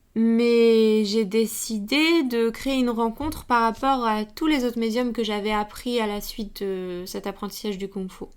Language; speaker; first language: French; native; French